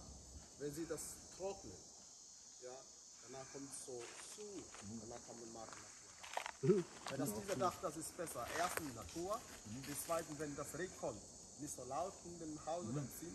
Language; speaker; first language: German; non-native, learner; Swahili